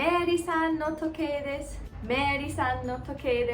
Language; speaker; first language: Japanese; non-native, fluent; English